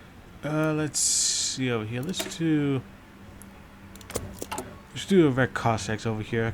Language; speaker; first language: English; native; English